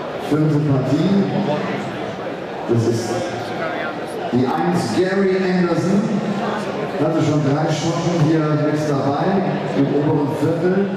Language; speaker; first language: German; native; German